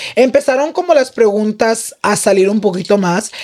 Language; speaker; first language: Spanish; early bilingual, heritage; Spanish